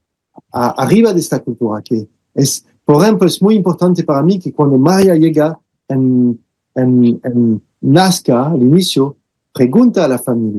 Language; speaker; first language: Spanish; non-native, fluent; French